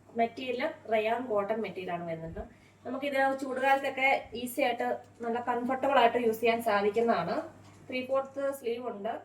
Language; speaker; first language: Malayalam; native; Malayalam